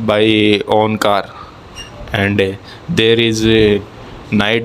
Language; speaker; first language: English; non-native, learner; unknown